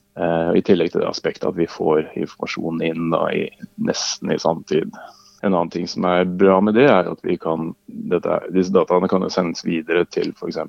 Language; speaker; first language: Norwegian; native; Norwegian